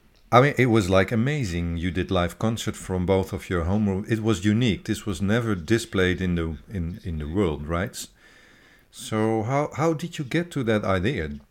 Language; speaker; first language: English; non-native, fluent; Dutch